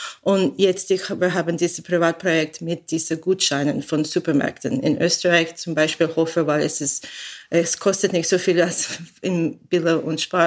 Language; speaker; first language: German; non-native, learner; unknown